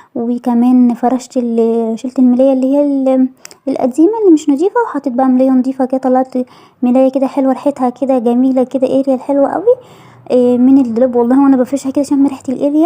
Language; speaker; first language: Arabic; native; Arabic